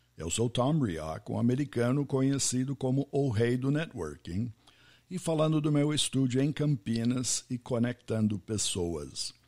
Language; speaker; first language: Portuguese; non-native, fluent; English